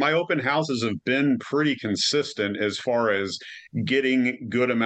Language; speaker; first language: English; native; English